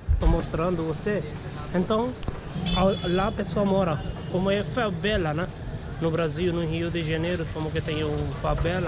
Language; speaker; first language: Portuguese; non-native, learner; Hindi